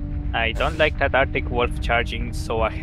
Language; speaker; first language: English; native; English